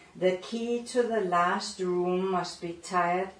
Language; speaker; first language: English; non-native, fluent; Danish